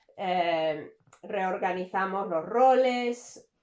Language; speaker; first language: Spanish; early bilingual, heritage; English